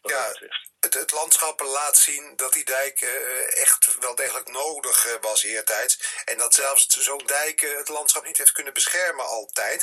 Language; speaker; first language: Dutch; native; Dutch